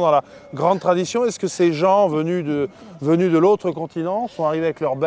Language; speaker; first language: French; native; French